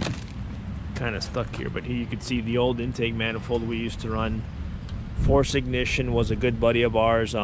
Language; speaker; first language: English; native; English